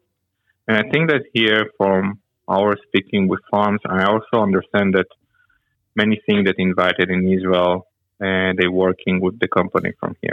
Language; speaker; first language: English; non-native, learner; Hebrew